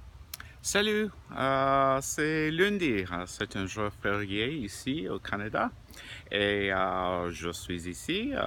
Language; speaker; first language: French; non-native, learner; English